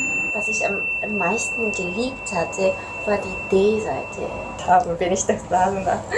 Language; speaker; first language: German; non-native, fluent; Korean